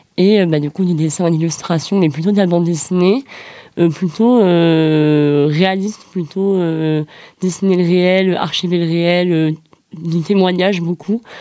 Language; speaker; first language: French; native; French